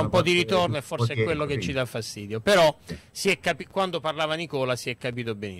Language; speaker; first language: Italian; native; Italian